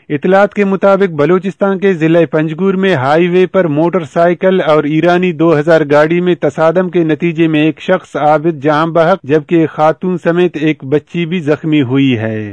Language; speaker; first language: Urdu; non-native, local second language; Baluchi